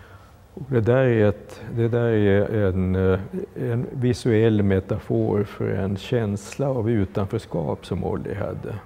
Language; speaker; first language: Swedish; native; Swedish